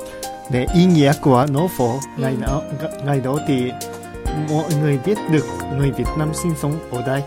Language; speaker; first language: Vietnamese; non-native, learner; Japanese